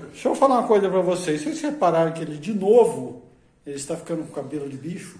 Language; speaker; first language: Portuguese; native; Portuguese